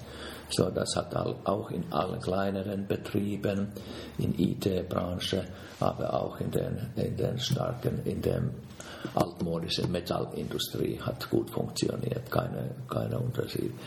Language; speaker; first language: German; non-native, fluent; Finnish